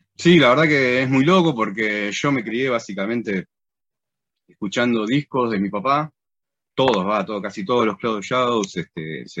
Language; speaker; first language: Spanish; native; Spanish